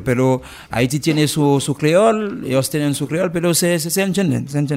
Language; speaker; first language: Spanish; non-native, learner; Haitian Creole